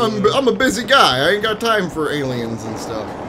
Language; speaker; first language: English; native; English